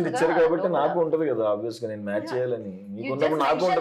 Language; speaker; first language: Telugu; native; Telugu